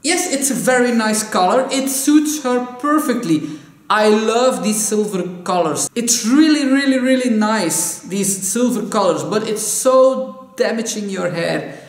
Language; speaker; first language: English; non-native, fluent; Dutch